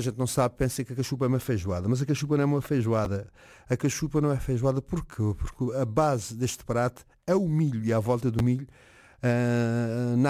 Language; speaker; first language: Portuguese; non-native, local second language; Kabuverdianu